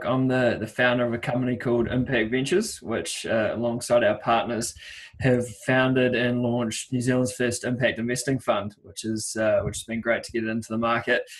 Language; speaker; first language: English; native; English